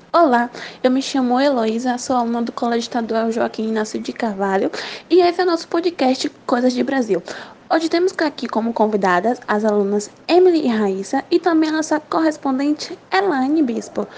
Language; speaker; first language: Portuguese; native; Portuguese